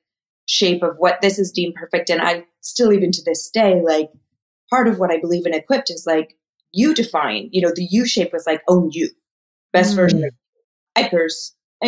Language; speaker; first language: English; native; English